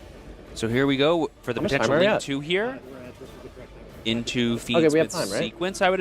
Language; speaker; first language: English; native; English